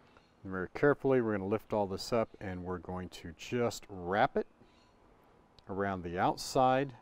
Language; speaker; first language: English; native; English